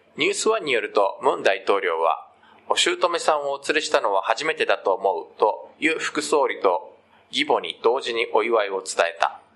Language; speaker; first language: Japanese; native; Japanese